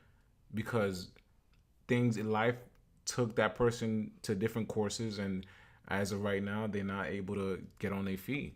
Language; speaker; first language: English; native; English